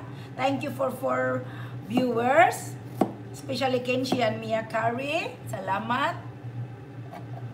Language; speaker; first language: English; non-native, local second language; Filipino